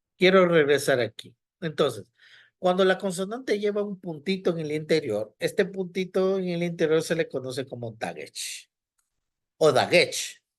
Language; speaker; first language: Spanish; native; Spanish